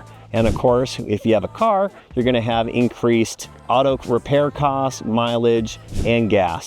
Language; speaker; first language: English; native; English